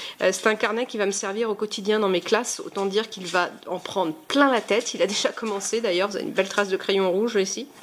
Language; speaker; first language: French; native; French